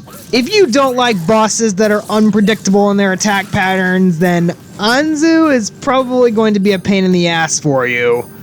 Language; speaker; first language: English; native; English